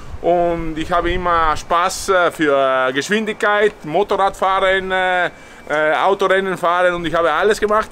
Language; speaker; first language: German; non-native, learner; Italian